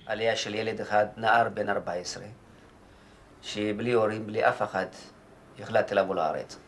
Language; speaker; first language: Hebrew; non-native, fluent; Amharic